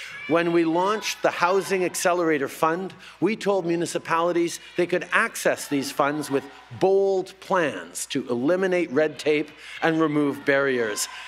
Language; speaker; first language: English; native; English